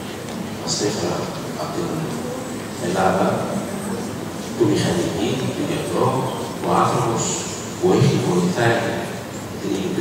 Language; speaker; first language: Greek; non-native, learner; Arabic